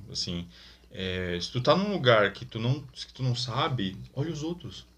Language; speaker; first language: Portuguese; native; Portuguese